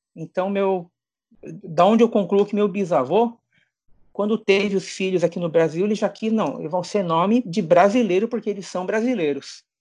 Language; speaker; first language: Portuguese; native; Portuguese